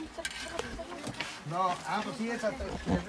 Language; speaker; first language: Spanish; native; Spanish